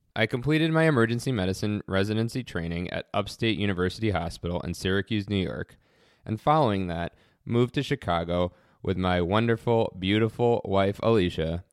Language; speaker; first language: English; native; English